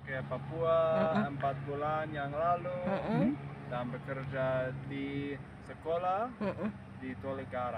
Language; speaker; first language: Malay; non-native, learner; English